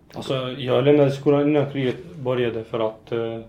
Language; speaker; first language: Swedish; non-native, fluent; Arabic